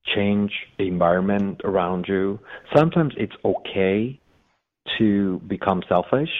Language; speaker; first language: English; non-native, fluent; Persian